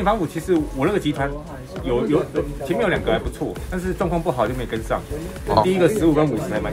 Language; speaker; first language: Chinese; native; Chinese